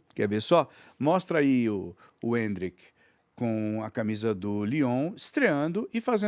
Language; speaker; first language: Portuguese; native; Portuguese